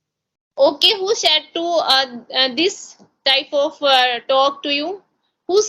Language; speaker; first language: English; non-native, local second language; Hindi